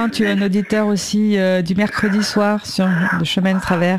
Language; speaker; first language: French; native; French